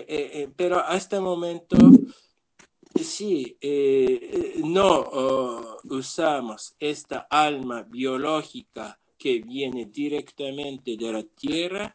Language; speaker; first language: Spanish; non-native, learner; Japanese